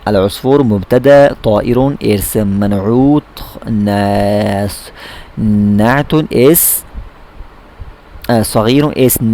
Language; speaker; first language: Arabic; non-native, fluent; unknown